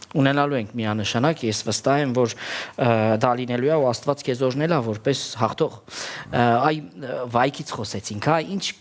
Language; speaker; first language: Armenian; native; Armenian